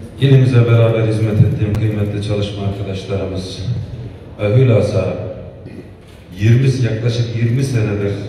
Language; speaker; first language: Turkish; native; Turkish